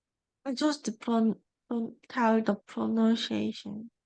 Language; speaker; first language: English; non-native, learner; Korean